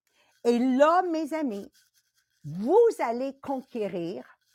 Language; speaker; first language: French; native; French